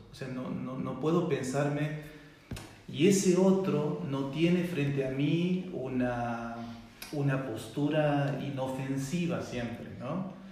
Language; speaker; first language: Spanish; native; Spanish